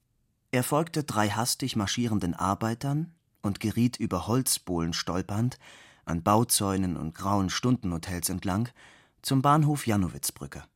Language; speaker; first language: German; native; German